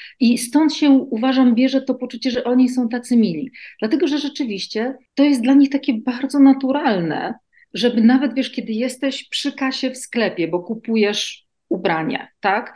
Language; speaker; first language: Polish; native; Polish